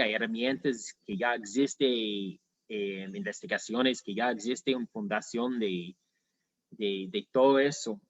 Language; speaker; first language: Spanish; non-native, fluent; English